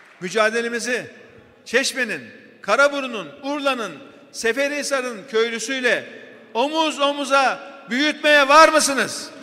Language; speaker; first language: Turkish; native; Turkish